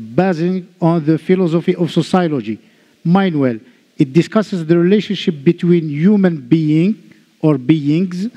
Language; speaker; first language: English; non-native, learner; Arabic